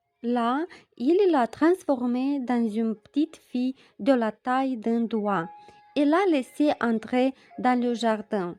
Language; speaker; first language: French; non-native, fluent; Romanian